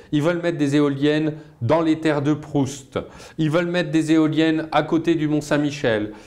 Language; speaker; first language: French; native; French